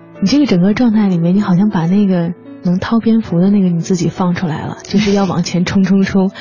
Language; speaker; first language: Chinese; native; Chinese